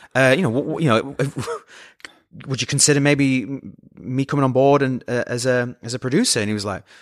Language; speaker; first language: English; native; English